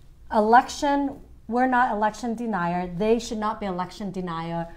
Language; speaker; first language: English; early bilingual, other home language; Vietnamese